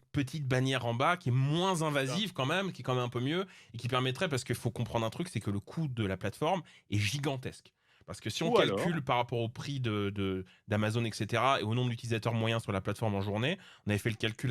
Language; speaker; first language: French; native; French